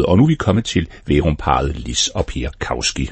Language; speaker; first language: Danish; native; Danish